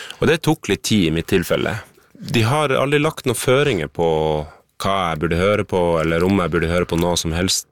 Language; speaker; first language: Norwegian; native; Norwegian